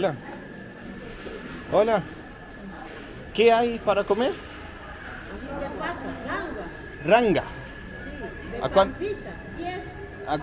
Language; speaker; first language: Spanish; non-native, learner; Danish